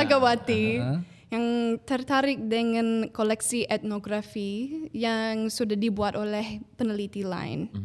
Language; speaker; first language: Indonesian; non-native, fluent; English